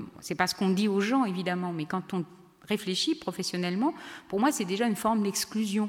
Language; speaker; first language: French; native; French